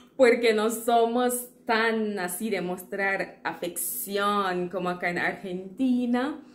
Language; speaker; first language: Spanish; non-native, fluent; English